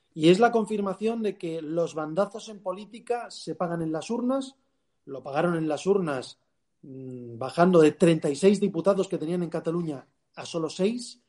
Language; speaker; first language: Spanish; native; Spanish